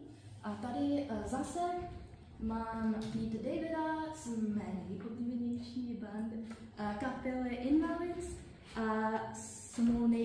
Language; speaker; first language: Czech; non-native, learner; English